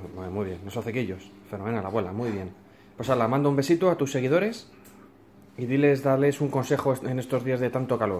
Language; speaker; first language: Spanish; native; Spanish